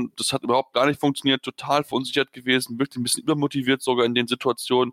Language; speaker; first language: German; native; German